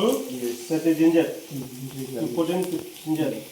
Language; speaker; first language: English; non-native, learner; Telugu